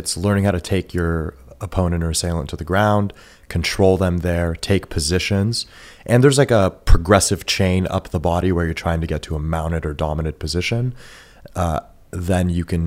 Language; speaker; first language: English; early bilingual, other home language; Persian